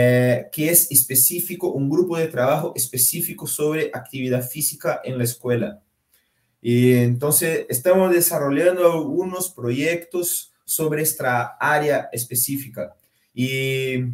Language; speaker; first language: Spanish; non-native, fluent; Portuguese